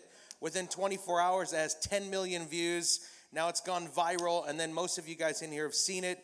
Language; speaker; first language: English; native; English